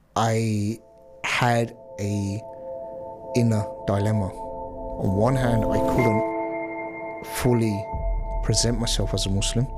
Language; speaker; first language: English; early bilingual, other home language; Hindi